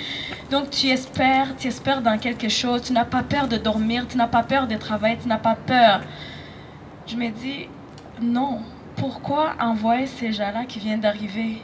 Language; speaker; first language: French; non-native, local second language; Rundi